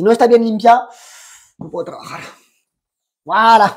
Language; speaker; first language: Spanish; non-native, fluent; French